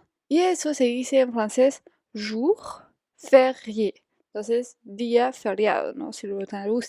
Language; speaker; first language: Spanish; non-native, fluent; French